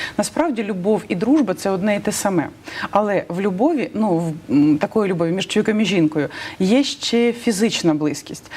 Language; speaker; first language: Ukrainian; non-native, local second language; Russian